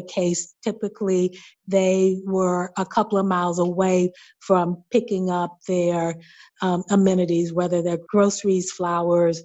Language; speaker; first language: English; native; English